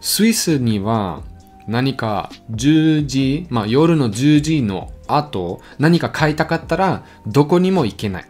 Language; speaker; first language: Japanese; non-native, learner; German